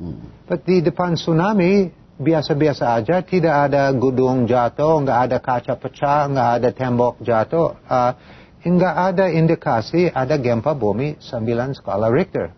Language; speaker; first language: Indonesian; non-native, fluent; English